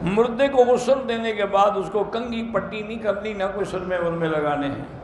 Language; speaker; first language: Urdu; native; Urdu